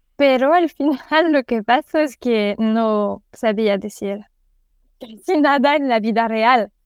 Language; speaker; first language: Spanish; non-native, learner; French